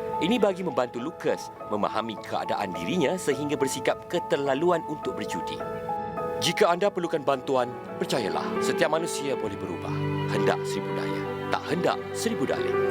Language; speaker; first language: Malay; native; Malay